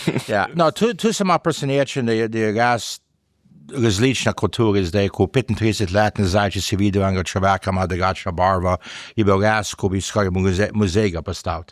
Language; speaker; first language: Slovenian; early bilingual, heritage; English